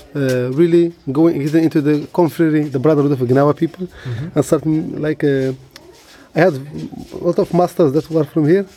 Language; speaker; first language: English; non-native, learner; Arabic